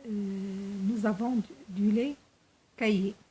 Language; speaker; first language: French; non-native, local second language; Arabic